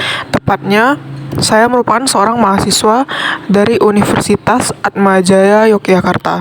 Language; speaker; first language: Indonesian; native; Indonesian